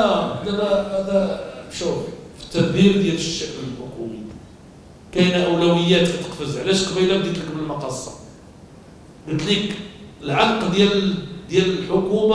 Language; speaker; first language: Arabic; native; Arabic